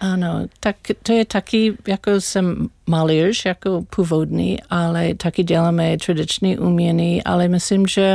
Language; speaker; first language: Czech; non-native, learner; English